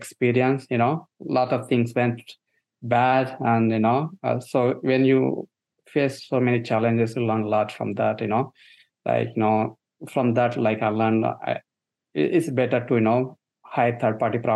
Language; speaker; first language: English; non-native, local second language; Telugu